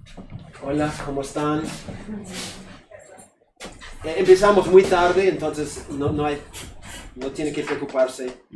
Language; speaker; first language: Spanish; non-native, fluent; English